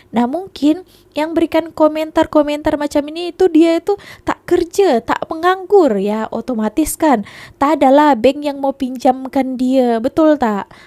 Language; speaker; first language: Indonesian; native; Indonesian